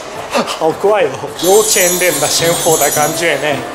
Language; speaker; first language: Chinese; non-native, learner; Japanese